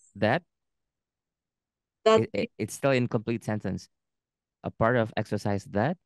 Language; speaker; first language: English; non-native, learner; Indonesian